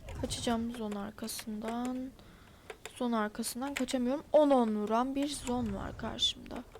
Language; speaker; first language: Turkish; native; Turkish